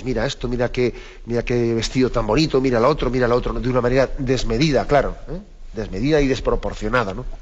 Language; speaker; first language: Spanish; native; Spanish